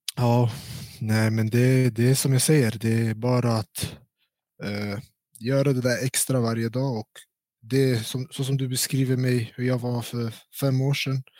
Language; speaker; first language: Swedish; early bilingual, other home language; Central Kurdish